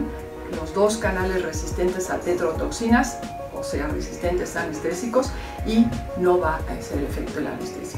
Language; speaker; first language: Spanish; native; Spanish